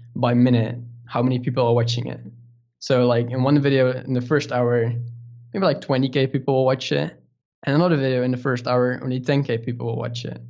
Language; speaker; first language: English; non-native, fluent; Dutch